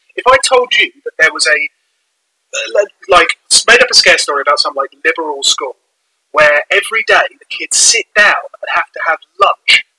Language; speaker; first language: English; native; English